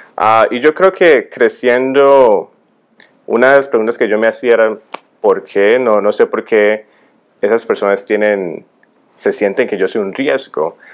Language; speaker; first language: Spanish; early bilingual, heritage; Spanish